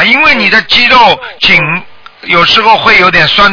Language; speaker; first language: Chinese; native; Chinese